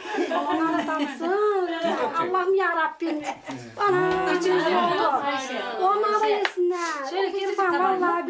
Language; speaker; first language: Turkish; native; Turkish